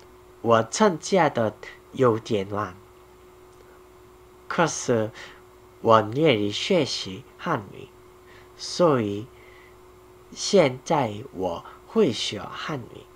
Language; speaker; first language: Chinese; non-native, learner; Korean